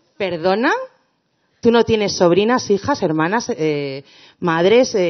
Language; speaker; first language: Spanish; native; Spanish